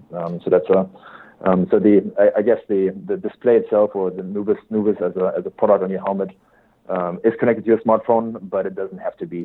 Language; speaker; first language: English; non-native, fluent; German